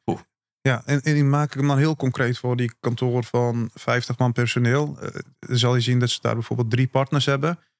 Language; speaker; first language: Dutch; early bilingual, other home language; Turkish